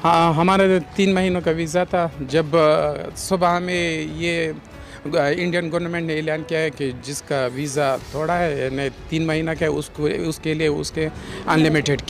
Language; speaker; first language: Hindi; non-native, fluent; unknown